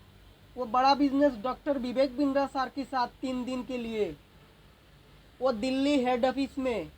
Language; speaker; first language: Hindi; non-native, local second language; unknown